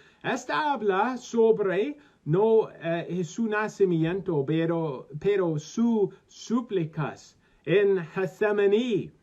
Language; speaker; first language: Spanish; non-native, learner; English